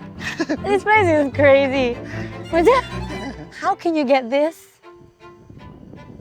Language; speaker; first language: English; non-native, fluent; Indonesian